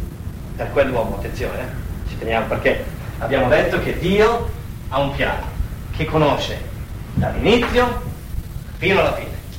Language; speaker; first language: Italian; native; Italian